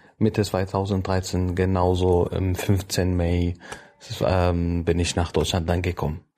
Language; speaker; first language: German; non-native, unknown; Arabic